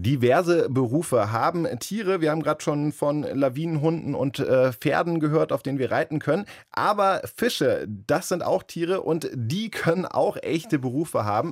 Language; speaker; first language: German; native; German